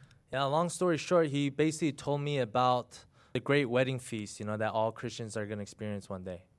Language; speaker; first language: English; early bilingual, other home language; Chinese